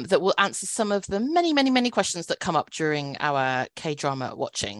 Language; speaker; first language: English; native; English